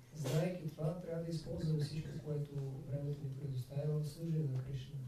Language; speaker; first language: Bulgarian; native; Bulgarian